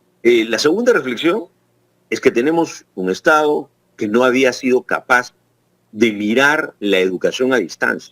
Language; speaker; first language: Spanish; native; Spanish